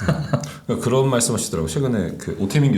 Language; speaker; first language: Korean; native; Korean